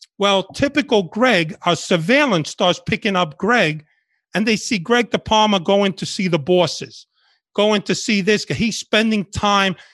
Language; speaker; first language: English; early bilingual, other home language; Spanish